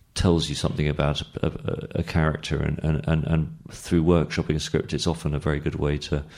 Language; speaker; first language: English; native; English